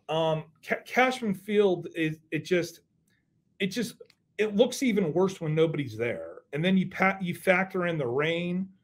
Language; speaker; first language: English; native; English